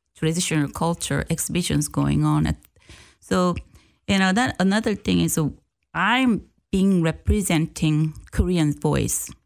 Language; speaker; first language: English; non-native, learner; Korean